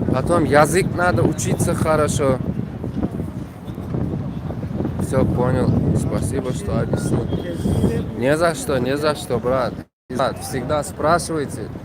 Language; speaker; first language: Russian; non-native, fluent; Turkmen